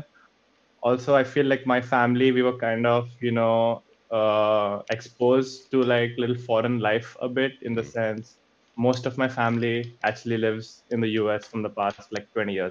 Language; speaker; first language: English; native; English